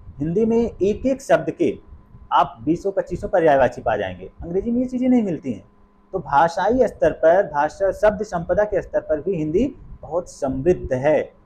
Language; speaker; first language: Hindi; native; Hindi